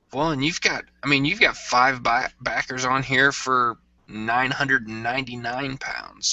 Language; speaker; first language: English; native; English